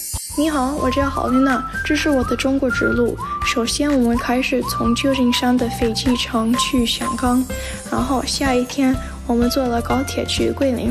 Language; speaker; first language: Chinese; non-native, learner; English